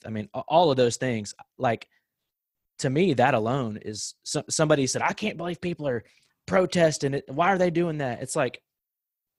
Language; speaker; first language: English; native; English